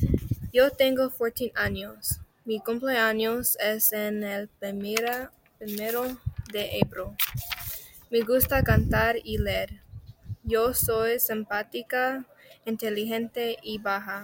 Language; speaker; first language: Spanish; non-native, learner; English